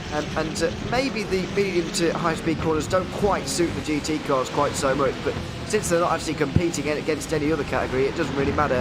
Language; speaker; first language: English; native; English